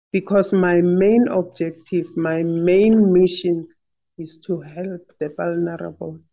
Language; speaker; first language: English; non-native, local second language; Northern Sotho